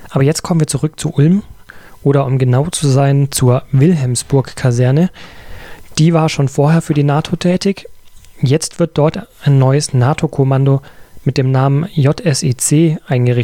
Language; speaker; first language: German; native; German